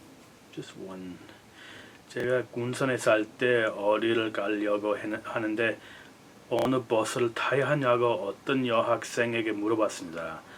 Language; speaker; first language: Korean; non-native, fluent; English